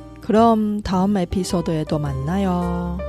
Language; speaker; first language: Korean; non-native, fluent; Chinese